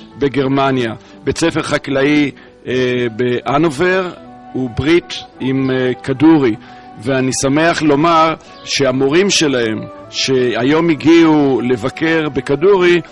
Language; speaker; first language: Hebrew; native; Hebrew